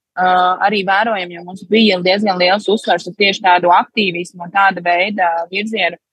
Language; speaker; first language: Latvian; early bilingual, heritage; Latvian